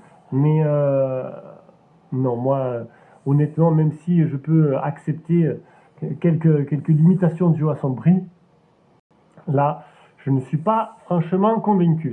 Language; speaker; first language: French; native; French